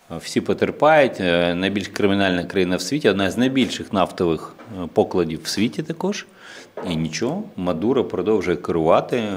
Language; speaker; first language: Ukrainian; non-native, local second language; Russian